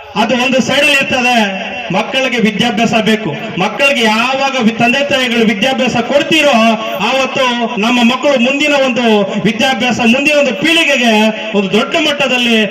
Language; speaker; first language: Kannada; non-native, local second language; Urdu